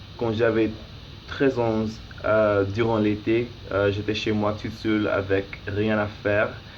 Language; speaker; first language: French; non-native, learner; English